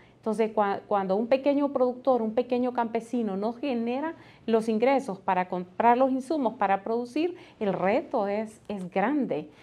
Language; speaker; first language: Spanish; native; Spanish